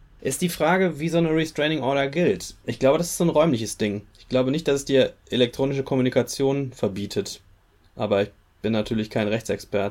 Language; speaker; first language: German; native; German